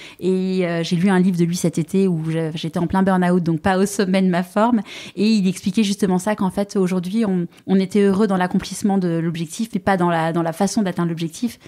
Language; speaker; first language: French; native; French